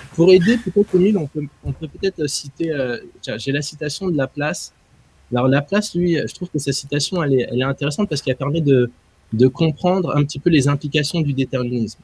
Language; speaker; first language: French; native; French